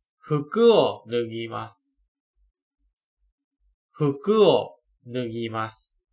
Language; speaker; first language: Japanese; non-native, fluent; Thai